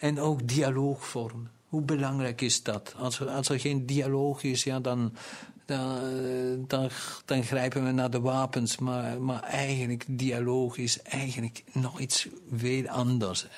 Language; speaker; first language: Dutch; non-native, local second language; German